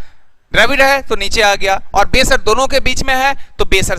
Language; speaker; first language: Hindi; native; Hindi